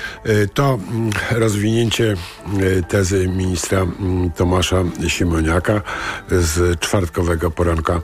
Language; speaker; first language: Polish; native; Polish